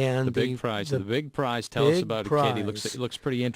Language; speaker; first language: English; native; English